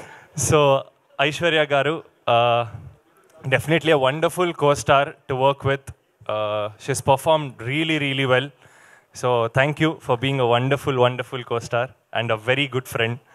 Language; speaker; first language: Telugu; non-native, learner; Kannada